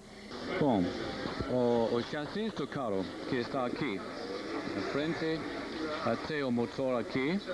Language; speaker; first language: Portuguese; non-native, learner; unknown